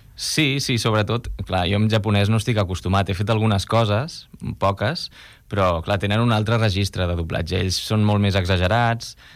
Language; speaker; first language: Catalan; non-native, local second language; Spanish